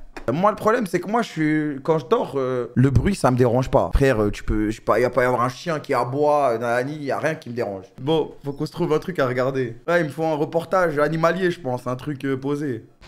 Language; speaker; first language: French; native; French